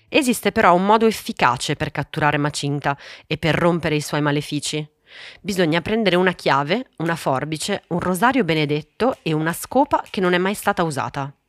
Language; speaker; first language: Italian; early bilingual, other home language; Portuguese